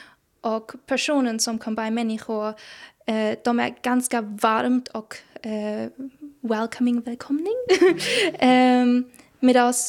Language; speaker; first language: Swedish; non-native, learner; German